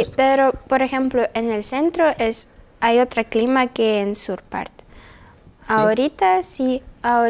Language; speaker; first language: Spanish; non-native, learner; Russian